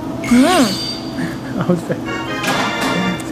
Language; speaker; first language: English; non-native, learner; Korean